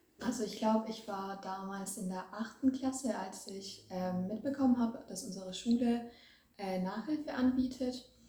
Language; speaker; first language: German; early bilingual, other home language; Greek